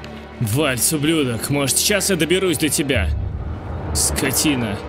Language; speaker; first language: Russian; native; Russian